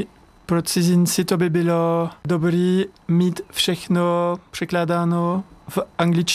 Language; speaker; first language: Czech; non-native, fluent; French